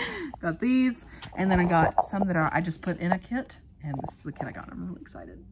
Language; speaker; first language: English; native; English